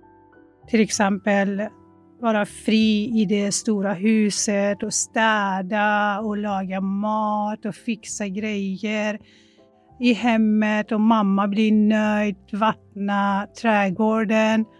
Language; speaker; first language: Swedish; non-native, fluent; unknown